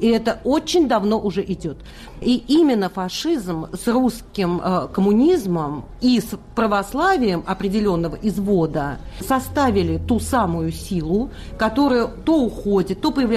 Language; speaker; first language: Russian; native; Russian